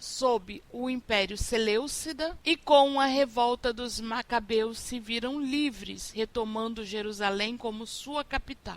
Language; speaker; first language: Portuguese; native; Portuguese